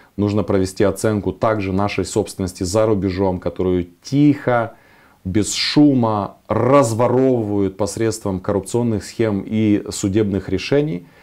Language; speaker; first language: Russian; non-native, local second language; Romanian